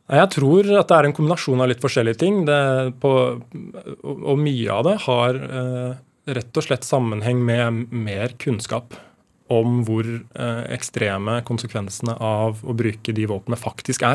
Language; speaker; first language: Norwegian; native; Norwegian